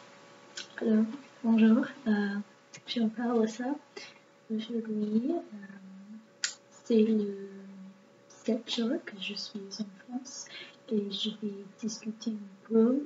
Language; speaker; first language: French; non-native, learner; English